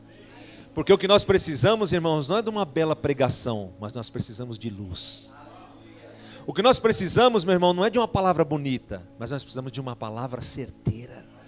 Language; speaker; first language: Portuguese; native; Portuguese